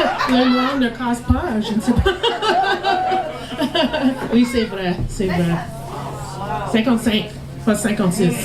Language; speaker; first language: French; non-native, learner; English